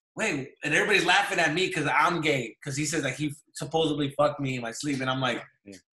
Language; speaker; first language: English; early bilingual, other home language; Spanish